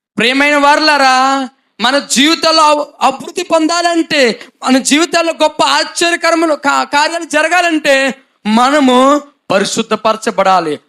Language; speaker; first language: Telugu; non-native, local second language; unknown